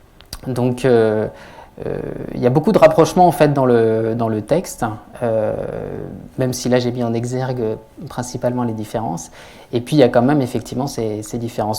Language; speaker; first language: French; native; French